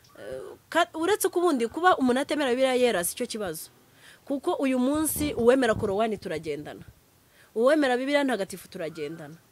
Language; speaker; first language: Kinyarwanda; early bilingual, heritage; Kinyarwanda